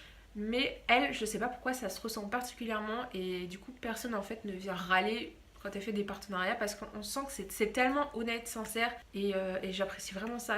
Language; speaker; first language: French; native; French